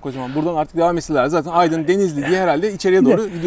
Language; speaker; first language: Turkish; native; Turkish